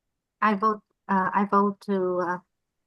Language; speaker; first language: English; non-native, learner; Vietnamese